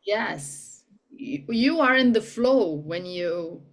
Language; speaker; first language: English; non-native, learner; Portuguese